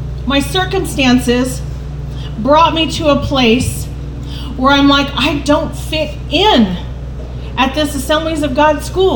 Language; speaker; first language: English; native; English